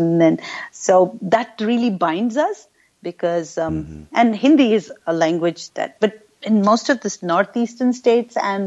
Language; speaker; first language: English; non-native, local second language; Urdu